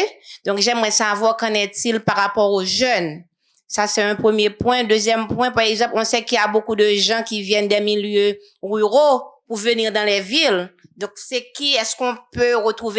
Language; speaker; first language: French; non-native, local second language; Haitian Creole